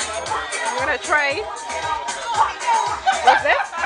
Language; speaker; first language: English; native; English